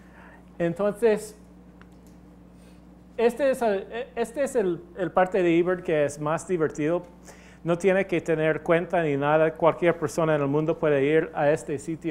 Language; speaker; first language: Spanish; non-native, fluent; English